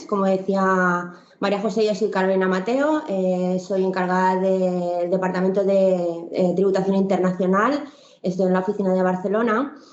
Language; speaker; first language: Spanish; native; Spanish